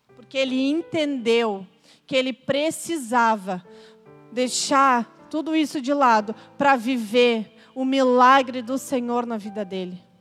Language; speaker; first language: Portuguese; native; Portuguese